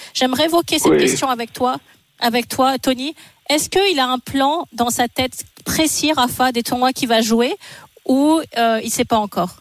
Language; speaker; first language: French; native; French